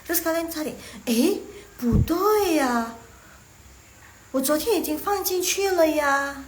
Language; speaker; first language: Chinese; non-native, fluent; Indonesian